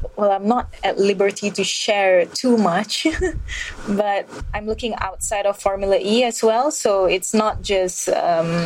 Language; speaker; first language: English; non-native, local second language; Malay